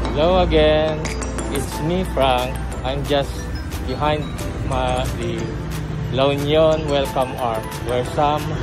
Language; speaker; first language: English; non-native, local second language; Iloko